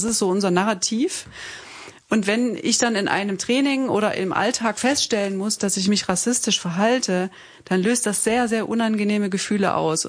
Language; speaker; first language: German; native; German